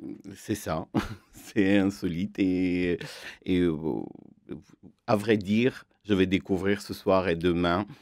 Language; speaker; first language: French; non-native, fluent; Armenian